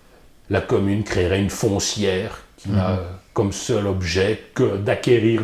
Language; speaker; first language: French; native; French